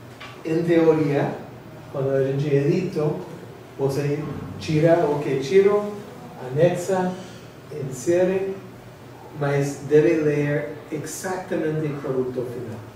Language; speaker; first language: Portuguese; non-native, learner; English